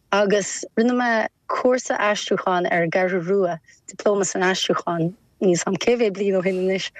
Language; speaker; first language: Irish; non-native, local second language; English